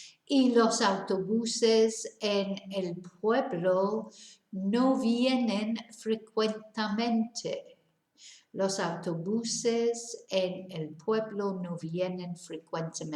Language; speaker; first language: Spanish; non-native, fluent; English